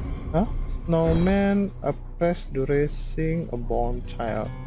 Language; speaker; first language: English; non-native, learner; Indonesian